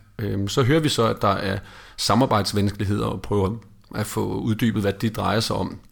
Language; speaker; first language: Danish; native; Danish